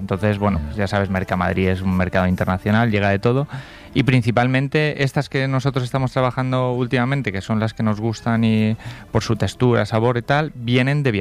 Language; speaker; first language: Spanish; native; Spanish